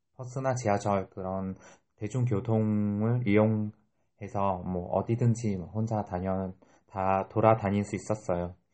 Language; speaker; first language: Korean; non-native, fluent; Vietnamese